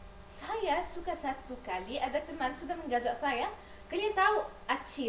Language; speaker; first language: Indonesian; non-native, learner; Arabic